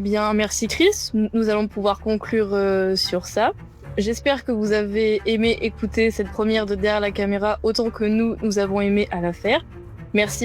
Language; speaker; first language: French; native; French